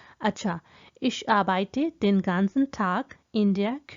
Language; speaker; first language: German; non-native, fluent; Hindi